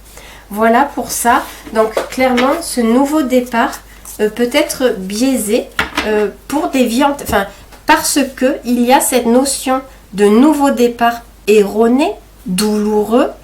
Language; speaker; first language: French; native; French